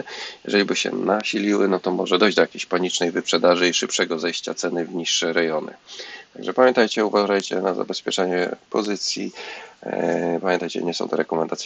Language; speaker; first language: Polish; native; Polish